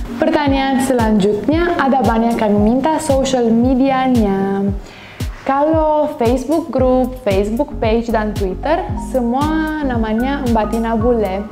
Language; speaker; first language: Indonesian; non-native, learner; Romanian